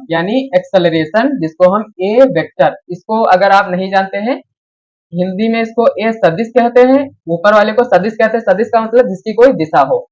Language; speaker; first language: Hindi; native; Hindi